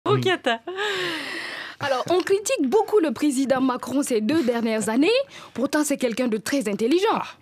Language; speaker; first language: French; non-native, local second language; Mossi